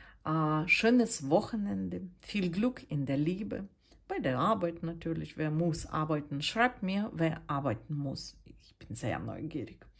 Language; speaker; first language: German; non-native, fluent; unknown